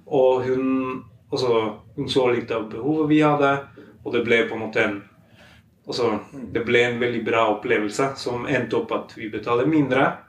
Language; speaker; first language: Norwegian; non-native, fluent; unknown